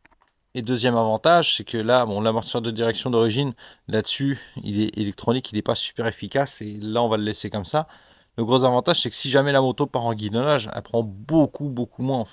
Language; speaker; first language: French; native; French